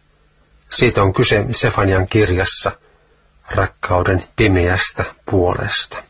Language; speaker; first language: Finnish; native; Finnish